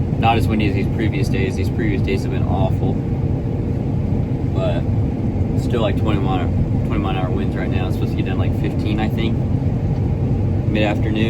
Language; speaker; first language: English; native; English